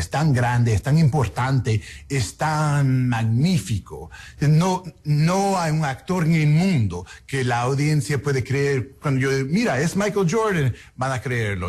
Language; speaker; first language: Spanish; non-native, learner; English